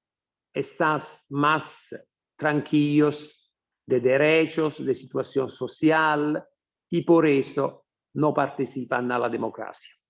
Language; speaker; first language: Spanish; non-native, fluent; Italian